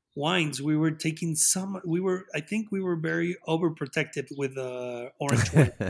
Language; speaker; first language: English; non-native, fluent; Spanish